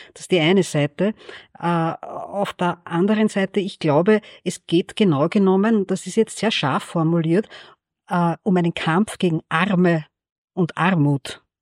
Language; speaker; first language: German; native; German